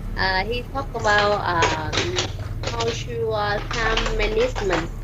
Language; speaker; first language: English; non-native, learner; Vietnamese